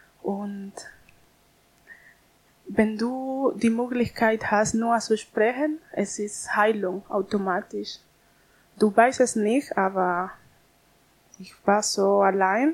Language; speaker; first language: German; non-native, learner; Spanish